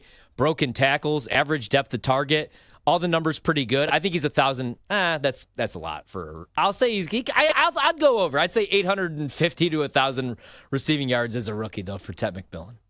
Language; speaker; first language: English; native; English